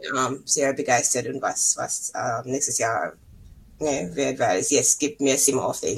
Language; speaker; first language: German; non-native, fluent; English